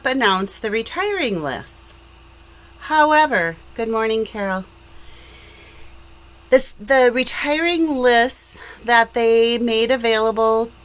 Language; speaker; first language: English; native; English